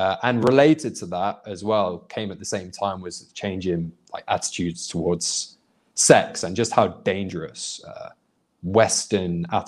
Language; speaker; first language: English; native; English